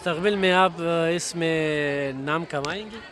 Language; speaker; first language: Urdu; non-native, local second language; Pashto